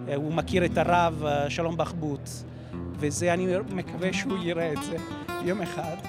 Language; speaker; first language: Hebrew; non-native, fluent; Italian